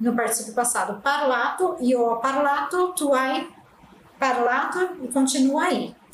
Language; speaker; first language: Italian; non-native, fluent; Portuguese